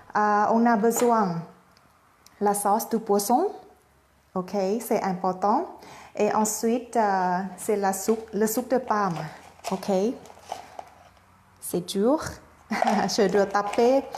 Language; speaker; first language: French; non-native, fluent; Thai